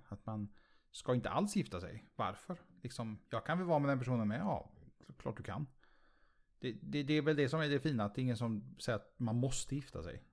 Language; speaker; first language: Swedish; native; Swedish